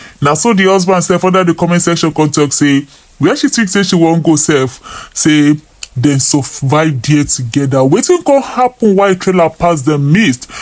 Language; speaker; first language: Nigerian Pidgin; non-native, local second language; Yoruba